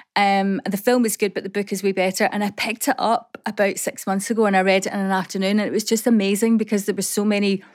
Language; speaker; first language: English; native; English